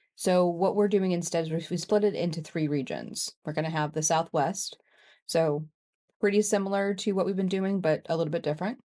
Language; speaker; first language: English; native; English